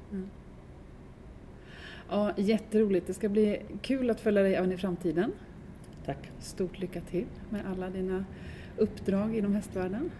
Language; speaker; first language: Swedish; native; Swedish